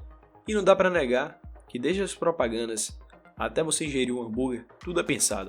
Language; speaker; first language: Portuguese; native; Portuguese